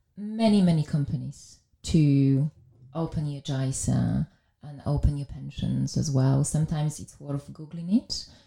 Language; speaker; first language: English; non-native, fluent; Polish